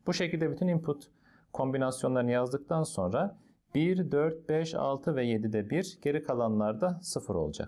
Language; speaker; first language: Turkish; native; Turkish